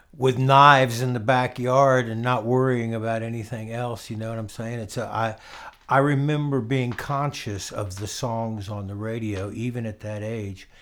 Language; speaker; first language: English; native; English